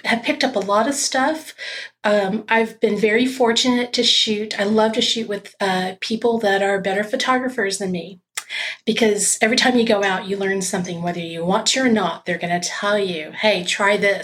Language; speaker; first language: English; native; English